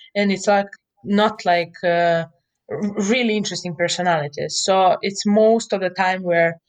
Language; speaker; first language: English; non-native, fluent; Serbian